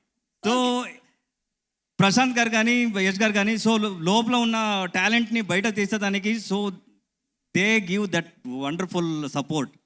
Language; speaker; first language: Telugu; non-native, learner; Kannada